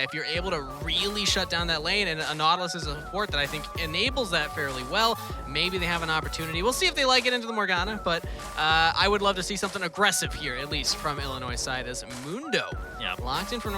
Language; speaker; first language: English; native; English